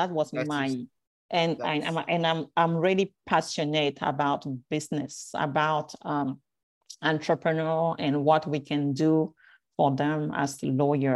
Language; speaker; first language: English; non-native, fluent; French